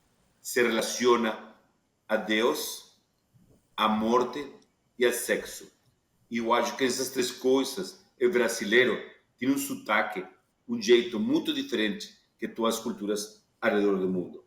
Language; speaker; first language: Portuguese; non-native, fluent; Spanish